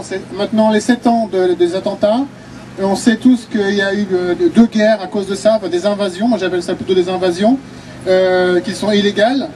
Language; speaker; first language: French; native; French